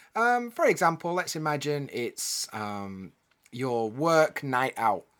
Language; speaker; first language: English; native; English